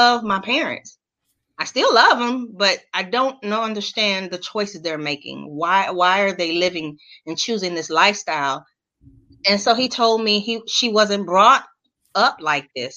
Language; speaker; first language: English; native; English